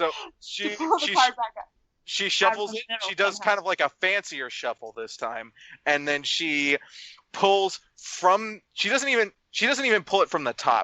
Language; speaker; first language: English; native; English